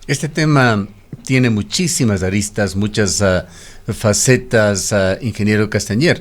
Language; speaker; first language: Spanish; native; Spanish